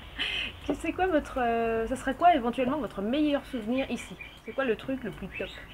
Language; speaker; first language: French; native; French